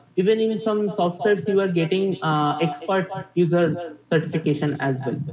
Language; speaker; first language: English; non-native, local second language; Bangla